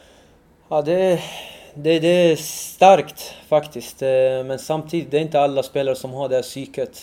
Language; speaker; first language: Swedish; early bilingual, other home language; Arabic